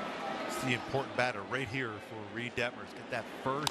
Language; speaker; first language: English; native; English